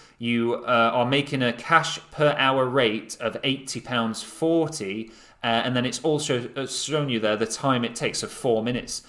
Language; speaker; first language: English; native; English